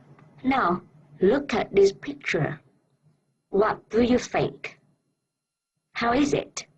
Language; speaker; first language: English; non-native, fluent; Vietnamese